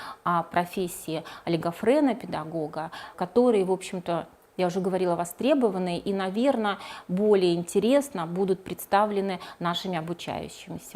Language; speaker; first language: Russian; native; Russian